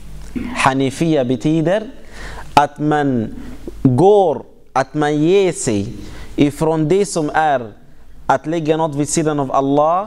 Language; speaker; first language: Swedish; non-native, fluent; Arabic